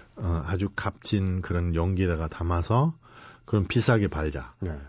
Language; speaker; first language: Korean; non-native, fluent; German